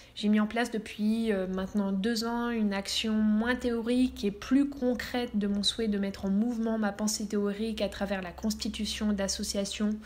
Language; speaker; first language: French; native; French